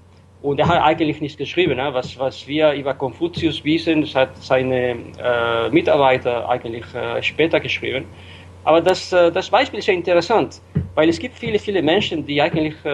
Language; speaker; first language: German; non-native, fluent; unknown